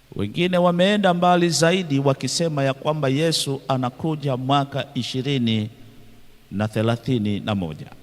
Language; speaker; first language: Swahili; native; Swahili